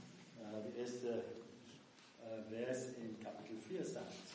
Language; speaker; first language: German; non-native, fluent; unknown